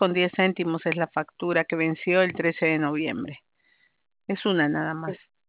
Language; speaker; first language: Spanish; native; Spanish